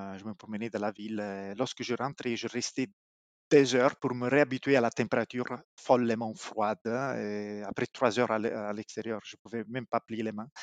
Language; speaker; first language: French; non-native, fluent; Italian